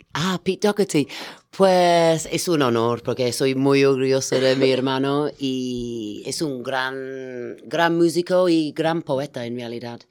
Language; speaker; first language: Spanish; non-native, fluent; English